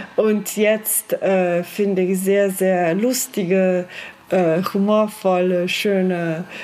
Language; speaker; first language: German; non-native, fluent; Slovenian